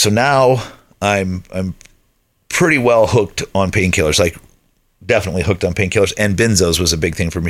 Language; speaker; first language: English; native; English